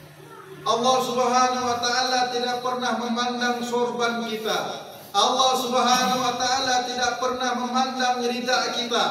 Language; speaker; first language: Indonesian; non-native, local second language; Achinese